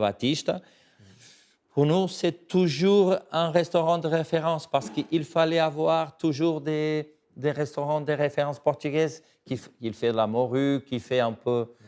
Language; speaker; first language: French; non-native, fluent; Portuguese